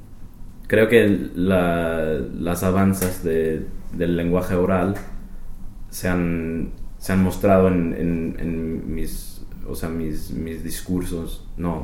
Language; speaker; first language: Spanish; non-native, fluent; English